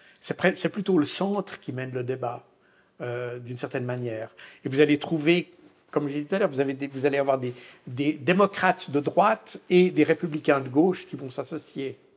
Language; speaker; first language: French; native; French